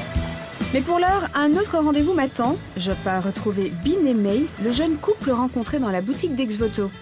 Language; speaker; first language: French; native; French